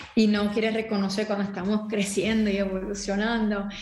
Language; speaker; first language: Spanish; early bilingual, heritage; Spanish